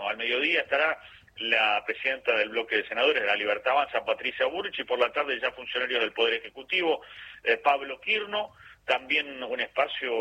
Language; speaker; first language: Spanish; native; Spanish